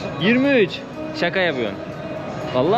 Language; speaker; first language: Turkish; native; Turkish